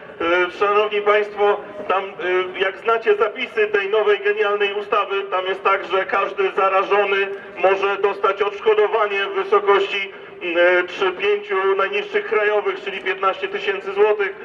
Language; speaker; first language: Polish; native; Polish